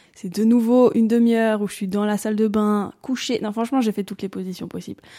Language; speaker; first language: French; native; French